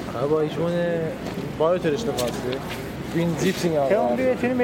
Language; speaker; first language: German; non-native, learner; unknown